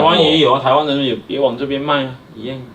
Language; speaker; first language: Chinese; native; Chinese